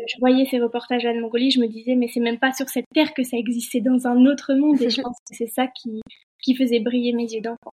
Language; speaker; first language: French; native; French